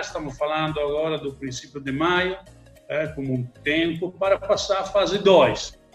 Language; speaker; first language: Portuguese; non-native, learner; Italian